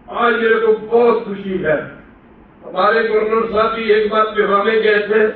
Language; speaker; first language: Urdu; non-native, local second language; Punjabi